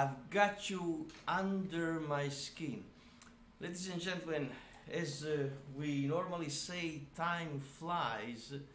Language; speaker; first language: English; non-native, fluent; Italian